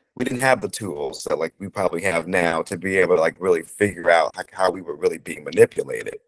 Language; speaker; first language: English; native; English